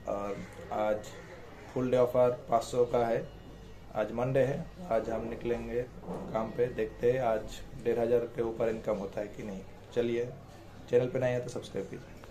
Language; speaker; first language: Hindi; non-native, local second language; Bangla